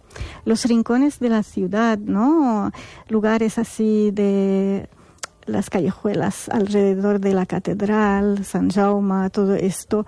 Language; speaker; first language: Spanish; non-native, fluent; Arabic